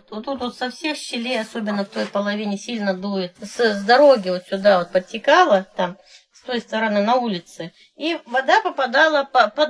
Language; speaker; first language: Russian; native; Russian